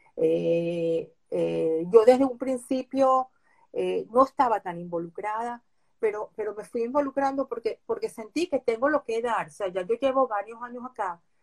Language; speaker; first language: Spanish; early bilingual, other home language; Hebrew